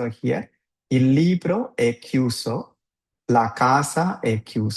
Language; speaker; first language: Italian; non-native, fluent; Tamil